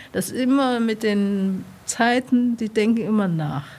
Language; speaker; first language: German; non-native, learner; Chinese